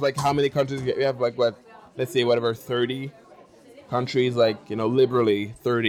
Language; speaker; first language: English; non-native, local second language; French